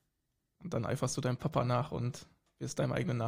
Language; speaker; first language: German; native; German